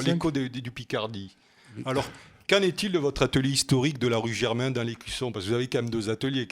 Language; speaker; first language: French; native; French